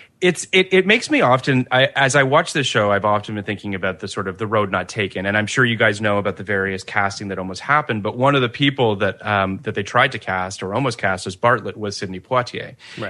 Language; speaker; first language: English; native; English